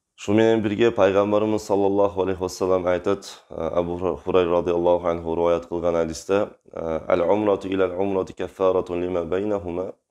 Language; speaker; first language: Kyrgyz; non-native, local second language; Uzbek